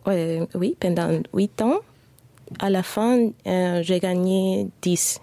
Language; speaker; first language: French; non-native, fluent; Spanish